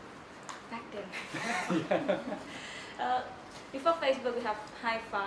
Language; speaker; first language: English; non-native, learner; Thai